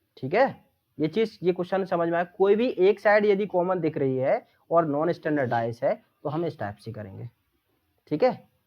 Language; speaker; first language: Hindi; native; Hindi